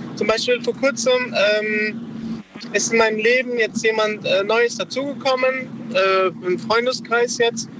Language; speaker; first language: German; early bilingual, other home language; Spanish